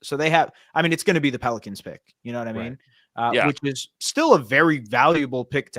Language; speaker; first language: English; native; English